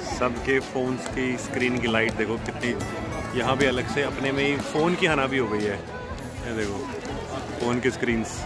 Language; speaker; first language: Hindi; native; Hindi